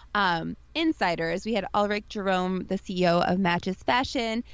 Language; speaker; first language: English; native; English